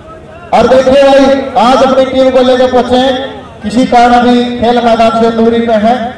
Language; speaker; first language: Hindi; native; Hindi